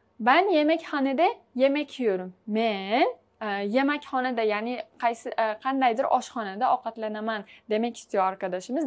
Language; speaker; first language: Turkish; non-native, fluent; Uzbek